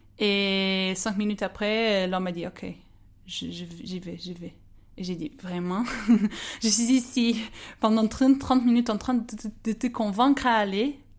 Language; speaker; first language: French; non-native, fluent; Portuguese